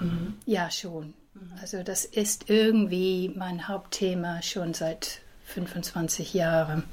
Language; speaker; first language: German; early bilingual, heritage; English